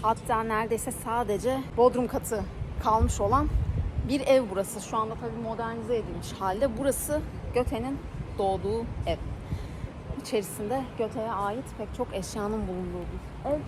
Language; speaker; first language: Turkish; native; Turkish